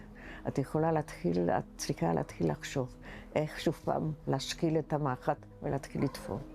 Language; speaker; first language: Hebrew; non-native, fluent; Czech